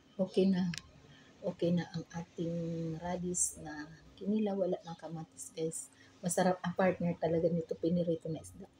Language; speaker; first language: Filipino; non-native, local second language; Hiligaynon